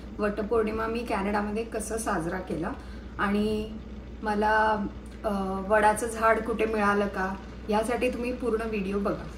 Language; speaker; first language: Marathi; non-native, local second language; Kannada